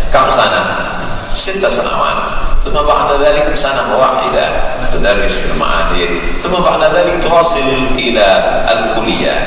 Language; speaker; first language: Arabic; non-native, fluent; Indonesian